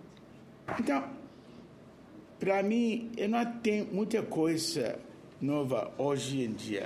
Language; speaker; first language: Portuguese; non-native, fluent; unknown